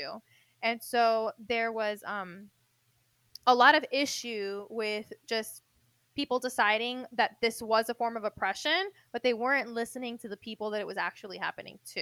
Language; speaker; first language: English; non-native, fluent; Spanish